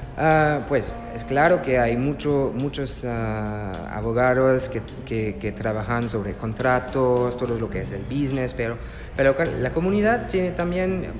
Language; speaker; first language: Spanish; non-native, learner; French